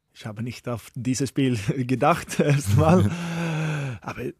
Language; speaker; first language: German; non-native, fluent; Swedish